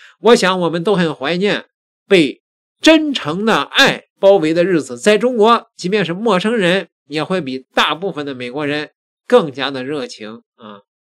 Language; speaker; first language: Chinese; native; Chinese